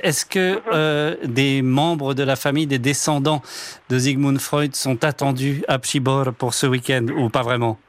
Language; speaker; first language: French; native; French